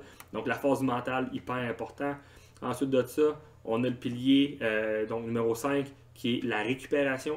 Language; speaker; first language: French; native; French